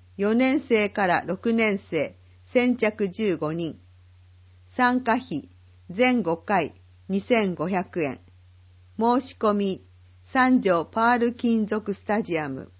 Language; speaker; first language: Japanese; native; Japanese